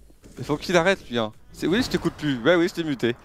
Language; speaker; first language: French; native; French